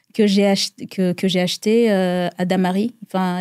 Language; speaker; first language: French; non-native, local second language; Rundi